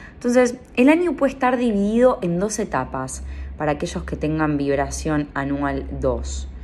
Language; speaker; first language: Spanish; native; Spanish